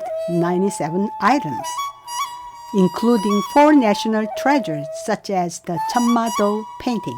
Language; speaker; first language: English; non-native, fluent; Korean